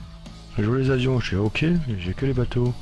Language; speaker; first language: French; native; French